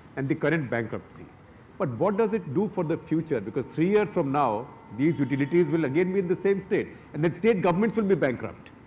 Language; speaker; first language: English; non-native, local second language; Hindi